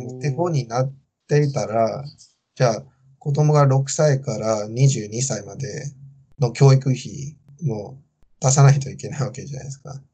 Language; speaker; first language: Japanese; non-native, fluent; Chinese